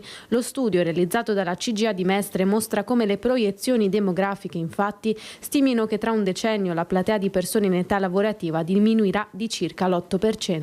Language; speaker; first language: Italian; native; Italian